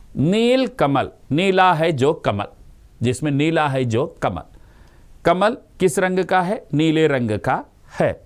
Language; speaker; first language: Hindi; non-native, local second language; Telugu